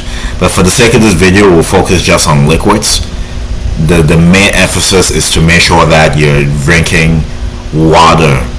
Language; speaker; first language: English; native; English